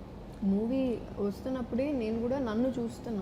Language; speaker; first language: Telugu; non-native, fluent; Malayalam